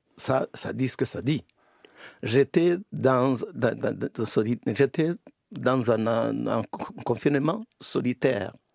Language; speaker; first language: French; non-native, local second language; Kinyarwanda